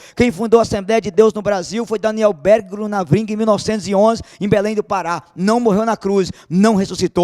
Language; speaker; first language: Portuguese; native; Portuguese